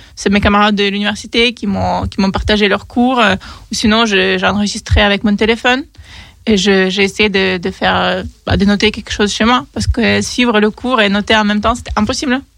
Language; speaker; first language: French; non-native, fluent; Ukrainian